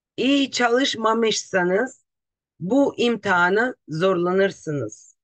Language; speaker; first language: Turkish; non-native, fluent; Russian